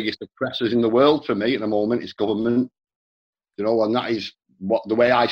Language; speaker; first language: English; native; English